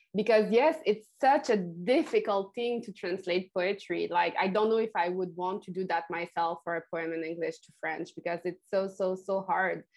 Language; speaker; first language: English; non-native, fluent; French